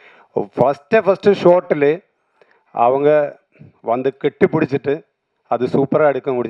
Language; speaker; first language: Tamil; non-native, learner; Malayalam